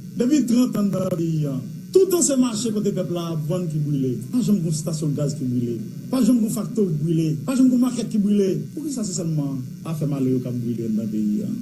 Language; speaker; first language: Haitian Creole; native; Haitian Creole